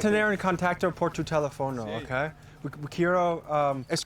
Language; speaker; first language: Spanish; non-native, learner; English